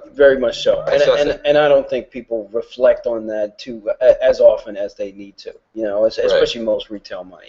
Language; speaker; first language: English; native; English